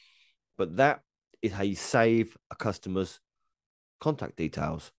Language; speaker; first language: English; native; English